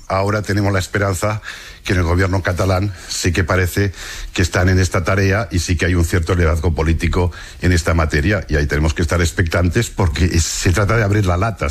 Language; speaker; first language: Spanish; non-native, local second language; Catalan